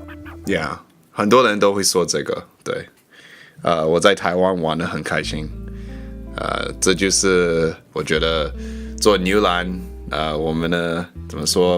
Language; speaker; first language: Chinese; non-native, learner; English